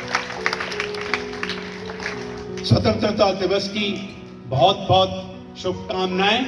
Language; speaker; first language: Hindi; native; Hindi